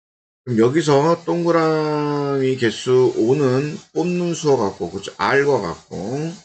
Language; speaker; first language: Korean; native; Korean